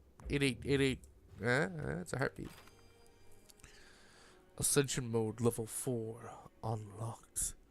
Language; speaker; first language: English; native; English